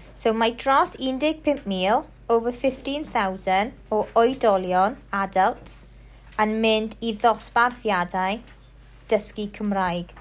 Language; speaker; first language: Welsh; non-native, local second language; English